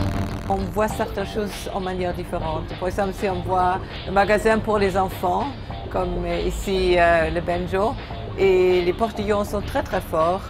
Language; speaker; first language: French; non-native, fluent; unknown